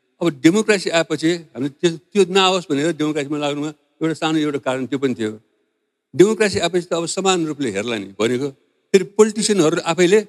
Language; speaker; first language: Nepali; non-native, local second language; Newari